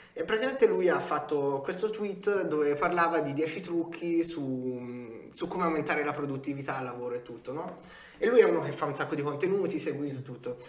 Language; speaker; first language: Italian; native; Italian